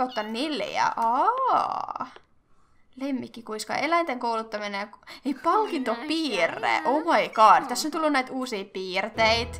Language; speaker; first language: Finnish; native; Finnish